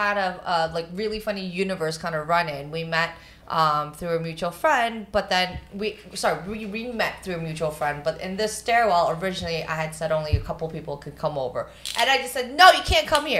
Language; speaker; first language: English; non-native, local second language; Cantonese